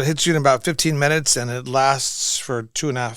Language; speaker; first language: English; native; English